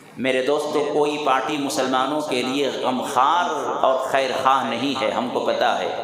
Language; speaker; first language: Urdu; native; Urdu